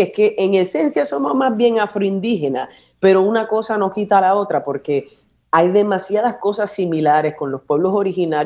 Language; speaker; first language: Spanish; native; Spanish